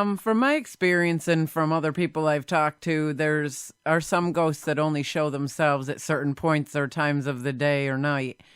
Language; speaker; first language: English; native; English